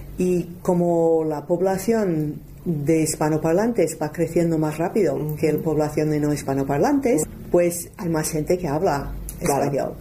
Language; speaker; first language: Spanish; non-native, fluent; English